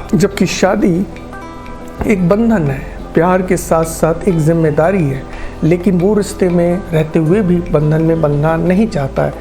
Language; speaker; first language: Hindi; native; Hindi